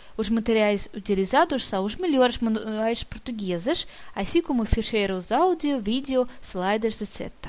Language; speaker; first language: Portuguese; non-native, fluent; Russian